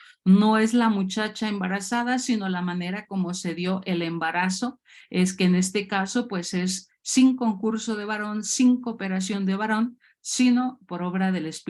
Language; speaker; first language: Spanish; native; Spanish